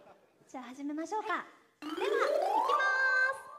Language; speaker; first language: Japanese; native; Japanese